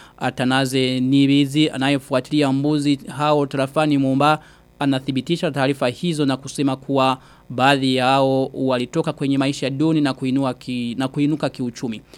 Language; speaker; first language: Swahili; non-native, local second language; Rundi